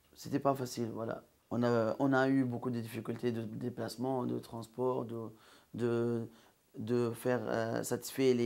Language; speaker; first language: French; non-native, local second language; Arabic